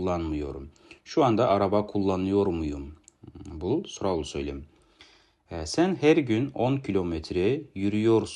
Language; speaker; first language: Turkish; non-native, fluent; Kazakh